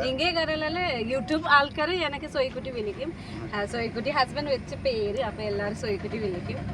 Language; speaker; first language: Malayalam; non-native, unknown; Nepali